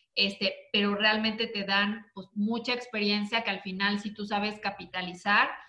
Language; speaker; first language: Spanish; native; Spanish